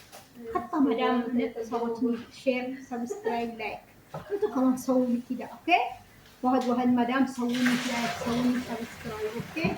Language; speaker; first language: Arabic; non-native, learner; Amharic